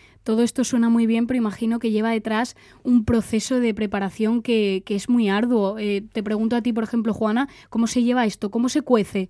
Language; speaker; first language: Spanish; native; Spanish